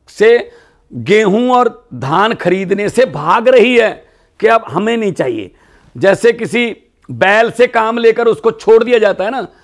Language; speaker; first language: Hindi; non-native, local second language; Punjabi